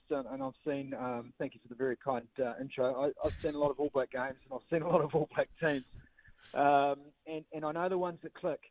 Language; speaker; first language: English; native; English